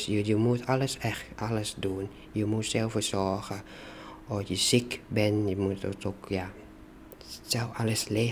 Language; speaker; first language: Dutch; non-native, learner; Thai